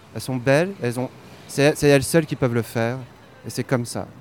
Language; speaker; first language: French; native; French